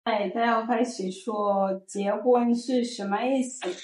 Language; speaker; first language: Chinese; non-native, learner; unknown